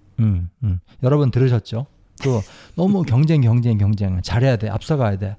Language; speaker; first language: Korean; native; Korean